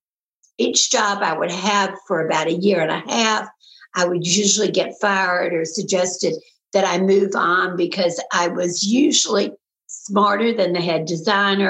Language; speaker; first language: English; native; English